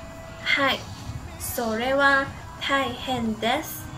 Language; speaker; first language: Japanese; non-native, learner; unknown